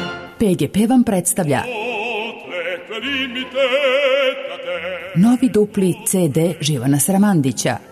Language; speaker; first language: Serbian; native; Serbian